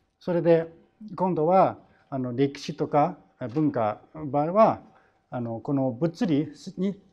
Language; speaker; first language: Japanese; non-native, fluent; Chinese